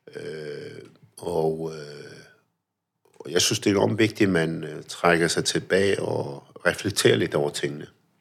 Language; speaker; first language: Danish; early bilingual, other home language; Arabic